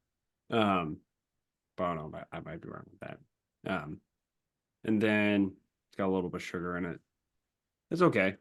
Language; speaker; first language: English; native; English